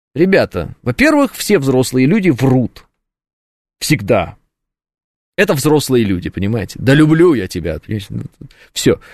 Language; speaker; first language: Russian; native; Russian